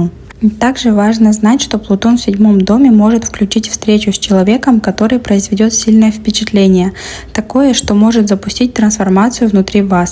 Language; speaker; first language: Russian; native; Russian